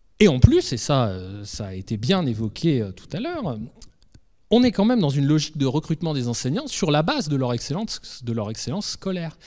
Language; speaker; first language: French; native; French